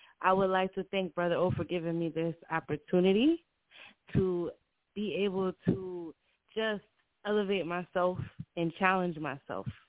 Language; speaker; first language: English; native; English